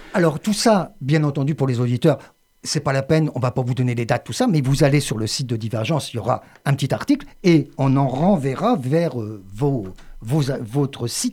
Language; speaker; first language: French; native; French